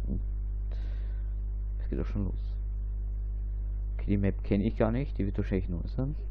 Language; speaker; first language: German; native; German